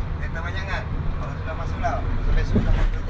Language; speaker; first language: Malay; non-native, fluent; Bangla